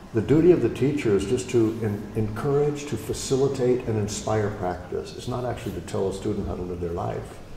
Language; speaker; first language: English; native; English